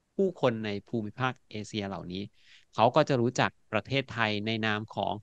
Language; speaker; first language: Thai; native; Thai